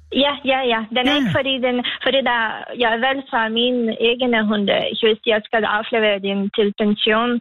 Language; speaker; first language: Danish; non-native, learner; Lithuanian